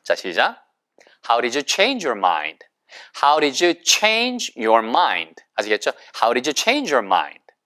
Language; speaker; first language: English; non-native, fluent; Korean